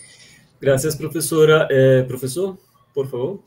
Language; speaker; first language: Spanish; non-native, fluent; Portuguese